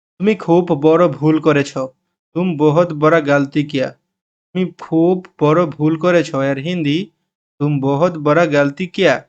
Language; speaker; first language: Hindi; non-native, learner; Bangla